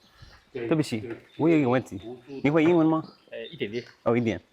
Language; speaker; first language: Chinese; non-native, learner; English